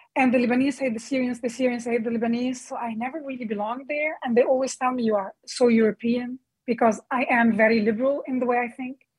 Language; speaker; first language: English; non-native, fluent; Arabic